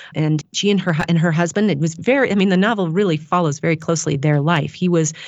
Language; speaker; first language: English; native; English